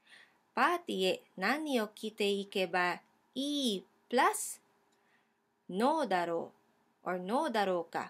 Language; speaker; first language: Japanese; non-native, fluent; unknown